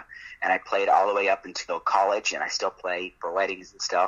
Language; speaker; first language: English; native; English